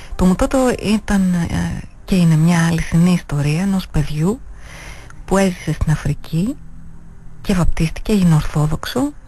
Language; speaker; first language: Greek; native; Greek